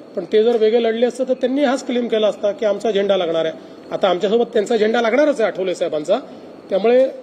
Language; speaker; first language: Marathi; native; Marathi